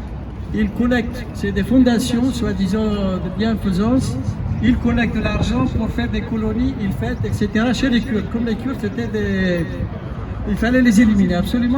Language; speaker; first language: French; non-native, fluent; Kurdish